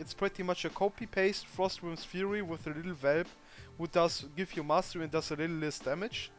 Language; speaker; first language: English; non-native, fluent; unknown